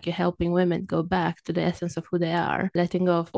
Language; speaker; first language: English; non-native, fluent; Romanian